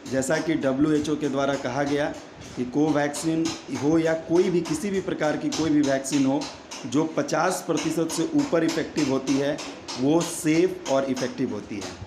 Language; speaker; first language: Hindi; native; Hindi